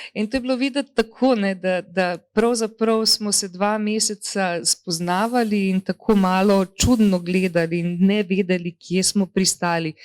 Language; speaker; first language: Slovenian; native; Slovenian